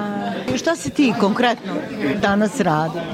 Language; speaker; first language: Serbian; native; Serbian